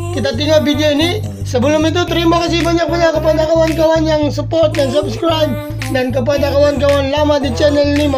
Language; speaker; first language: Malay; non-native, learner; Filipino